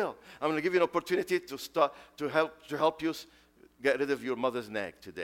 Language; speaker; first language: English; non-native, fluent; Arabic